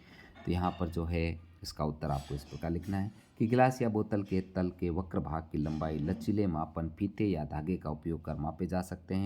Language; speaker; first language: Hindi; native; Hindi